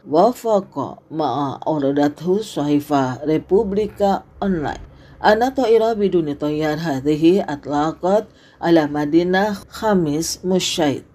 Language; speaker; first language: Arabic; non-native, fluent; Indonesian